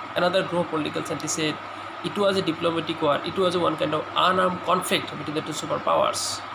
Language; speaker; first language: English; non-native, local second language; Assamese